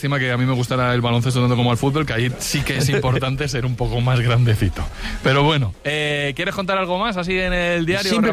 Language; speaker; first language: Spanish; native; Spanish